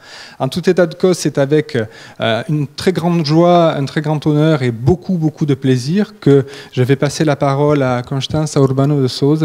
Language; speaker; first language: French; native; French